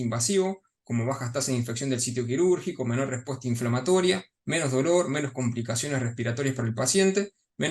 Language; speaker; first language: Spanish; native; Spanish